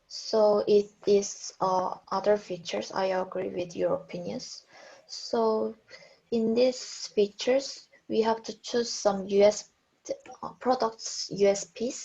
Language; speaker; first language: English; non-native, learner; Korean